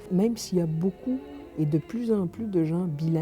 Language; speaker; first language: French; native; French